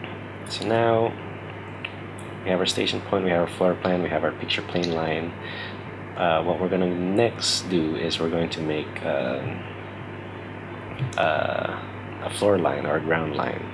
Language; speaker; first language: English; native; English